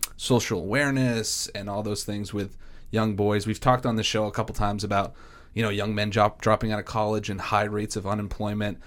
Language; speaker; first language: English; native; English